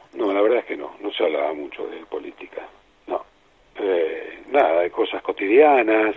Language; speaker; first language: Spanish; native; Spanish